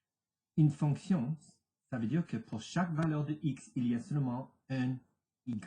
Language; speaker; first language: French; non-native, local second language; English